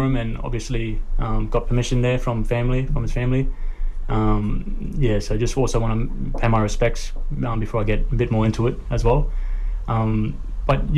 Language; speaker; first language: English; native; English